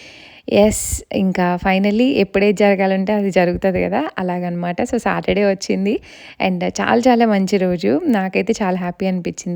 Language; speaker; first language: Telugu; native; Telugu